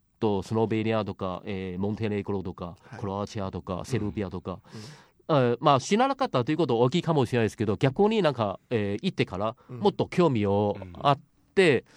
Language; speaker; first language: Japanese; non-native, fluent; Chinese